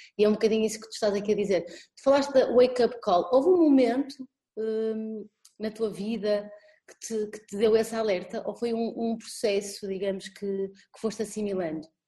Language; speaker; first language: Portuguese; native; Portuguese